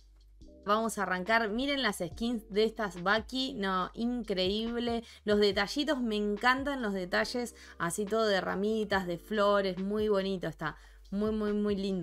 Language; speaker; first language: Spanish; native; Spanish